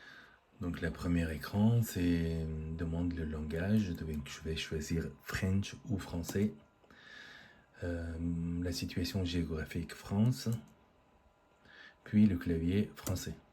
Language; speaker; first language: French; native; French